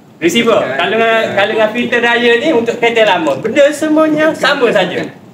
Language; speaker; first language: Malay; native; Malay